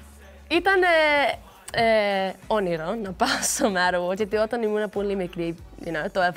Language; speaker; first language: Greek; early bilingual, heritage; Greek